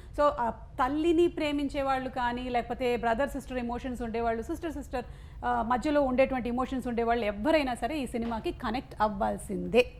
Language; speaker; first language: Telugu; non-native, local second language; Malayalam